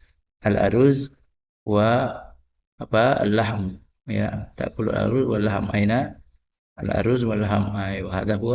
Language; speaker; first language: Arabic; non-native, fluent; Indonesian